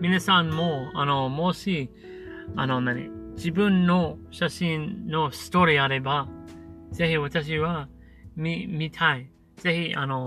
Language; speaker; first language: Japanese; non-native, learner; English